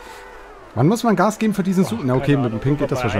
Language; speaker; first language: German; native; German